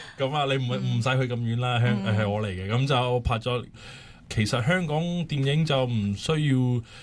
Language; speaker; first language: Cantonese; early bilingual, other home language; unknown